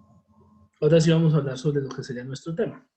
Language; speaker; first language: Spanish; native; Spanish